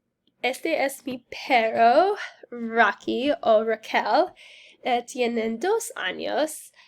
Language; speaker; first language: Spanish; non-native, learner; English